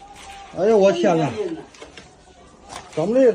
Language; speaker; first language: Chinese; native; Chinese